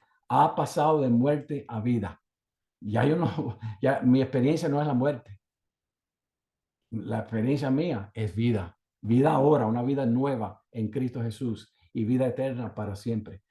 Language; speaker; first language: Spanish; native; Spanish